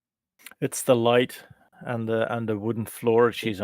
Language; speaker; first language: English; native; English